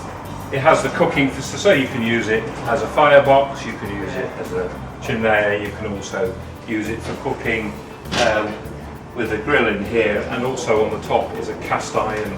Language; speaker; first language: English; native; English